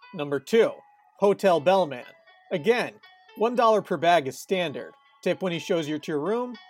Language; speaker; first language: English; native; English